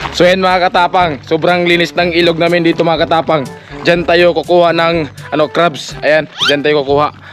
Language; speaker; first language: Filipino; non-native, local second language; Cebuano